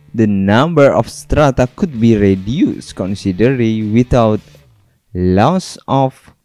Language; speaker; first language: English; non-native, fluent; Indonesian